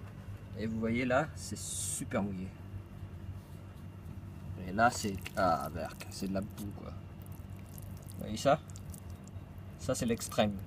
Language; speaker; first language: French; native; French